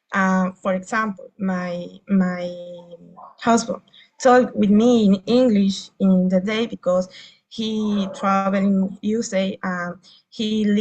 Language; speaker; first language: English; non-native, learner; Spanish